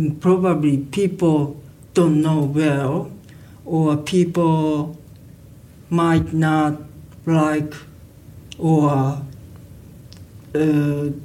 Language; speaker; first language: English; non-native, learner; Japanese